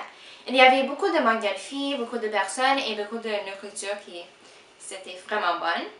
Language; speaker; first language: French; non-native, local second language; English